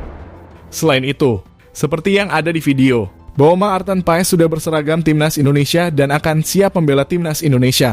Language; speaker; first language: Indonesian; native; Indonesian